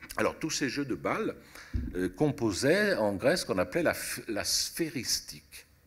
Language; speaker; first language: French; early bilingual, other home language; Italian